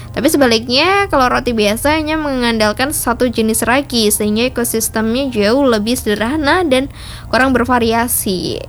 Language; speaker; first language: Indonesian; native; Indonesian